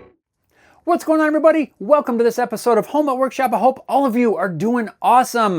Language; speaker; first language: English; native; English